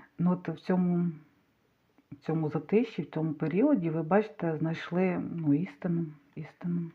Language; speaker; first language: Ukrainian; non-native, local second language; Russian